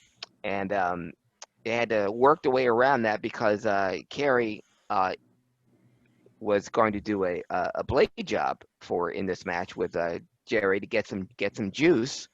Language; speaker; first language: English; native; English